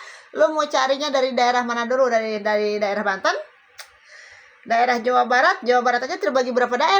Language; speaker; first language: Indonesian; native; Indonesian